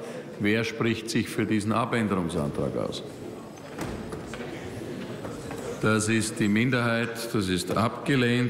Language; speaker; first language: German; native; German